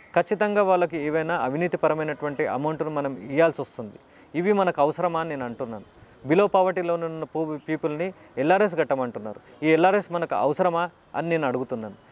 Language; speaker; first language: Telugu; native; Telugu